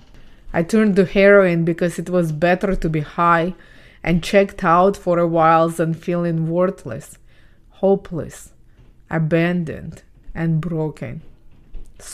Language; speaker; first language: English; non-native, fluent; Ukrainian